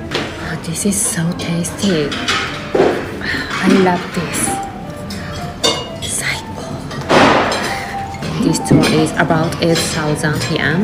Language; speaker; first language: English; non-native, learner; Japanese